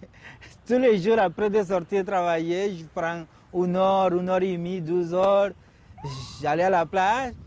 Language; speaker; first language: French; non-native, learner; Spanish